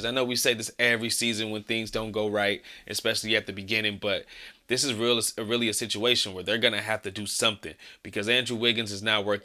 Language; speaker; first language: English; native; English